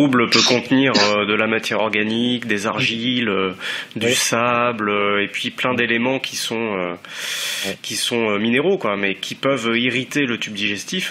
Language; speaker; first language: French; native; French